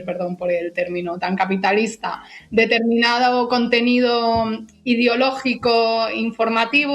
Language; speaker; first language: Spanish; native; Spanish